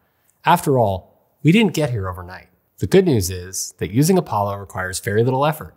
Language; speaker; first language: English; native; English